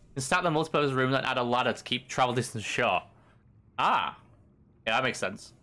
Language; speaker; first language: English; native; English